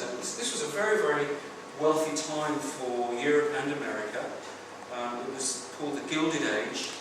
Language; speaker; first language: English; native; English